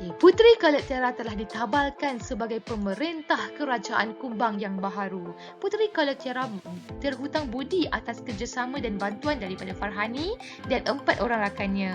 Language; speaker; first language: Malay; native; Malay